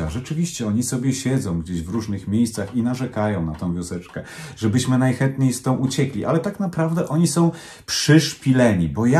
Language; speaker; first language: Polish; native; Polish